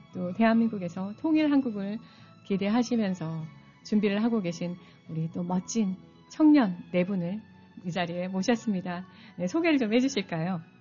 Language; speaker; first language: Korean; native; Korean